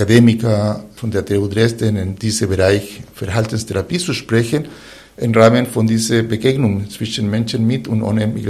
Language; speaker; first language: German; non-native, fluent; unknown